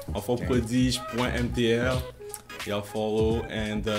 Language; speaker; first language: French; native; French